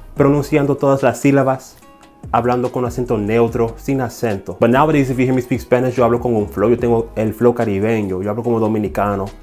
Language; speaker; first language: Spanish; non-native, fluent; English